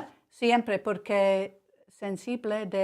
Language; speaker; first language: Spanish; non-native, learner; English